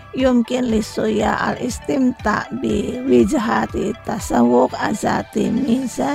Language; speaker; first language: Arabic; non-native, fluent; Indonesian